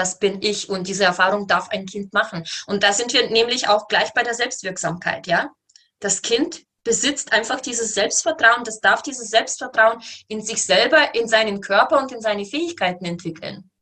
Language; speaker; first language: German; native; German